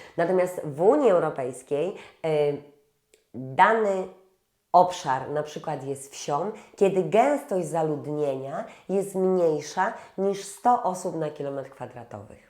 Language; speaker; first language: Polish; native; Polish